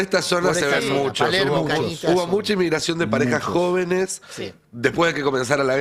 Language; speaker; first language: Spanish; native; Spanish